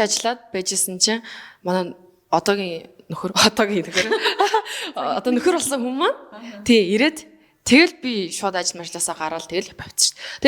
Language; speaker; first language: Mongolian; native; Mongolian